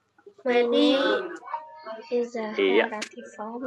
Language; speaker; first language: English; non-native, learner; Indonesian